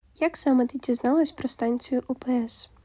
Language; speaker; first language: Ukrainian; native; Ukrainian